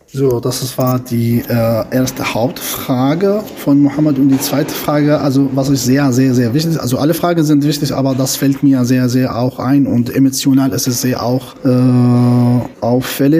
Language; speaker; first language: German; non-native, fluent; Arabic